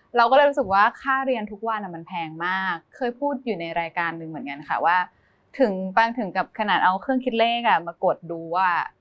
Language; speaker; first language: Thai; native; Thai